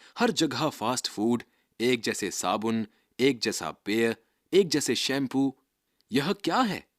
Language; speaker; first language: Hindi; native; Hindi